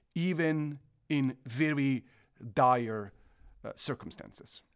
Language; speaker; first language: English; non-native, fluent; Croatian